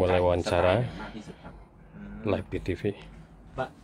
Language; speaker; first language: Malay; non-native, learner; Thai